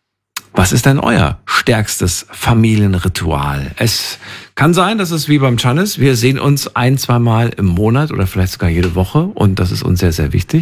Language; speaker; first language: German; native; German